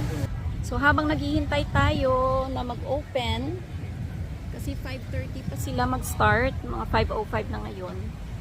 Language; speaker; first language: Filipino; non-native, local second language; Hiligaynon